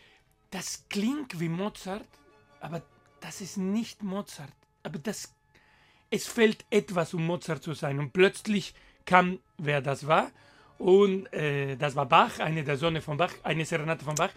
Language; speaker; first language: German; non-native, fluent; Spanish